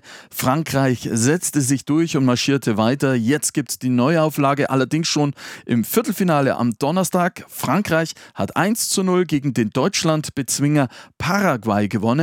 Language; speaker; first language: German; native; German